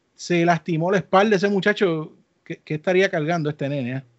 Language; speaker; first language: Spanish; native; Spanish